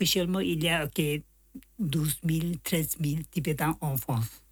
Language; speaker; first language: French; non-native, learner; Tibetan